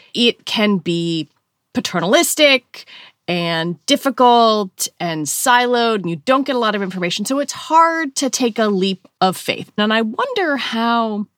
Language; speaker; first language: English; native; English